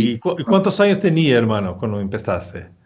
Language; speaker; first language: Spanish; non-native, fluent; Portuguese